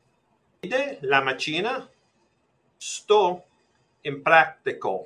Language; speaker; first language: Italian; non-native, learner; English